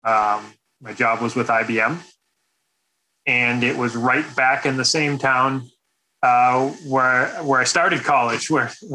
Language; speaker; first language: English; native; English